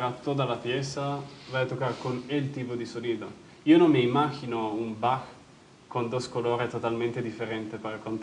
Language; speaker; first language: Spanish; non-native, fluent; Italian